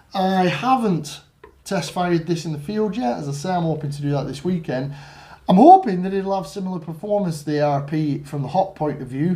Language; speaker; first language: English; native; English